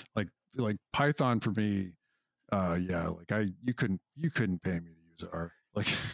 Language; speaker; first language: English; native; English